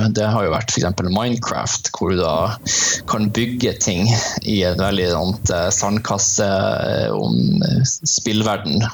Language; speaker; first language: Norwegian; native; Norwegian